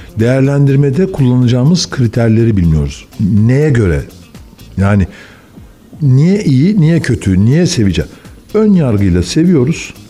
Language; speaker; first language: Turkish; native; Turkish